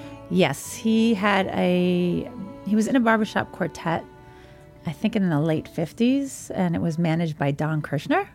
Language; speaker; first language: English; native; English